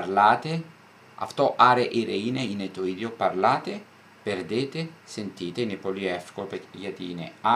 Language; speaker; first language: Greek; non-native, fluent; Italian